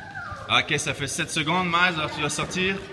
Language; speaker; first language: French; native; French